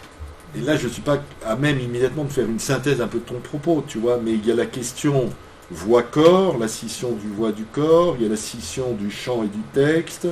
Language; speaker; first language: French; native; French